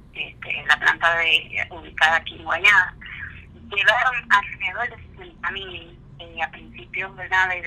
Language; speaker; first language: Spanish; native; Spanish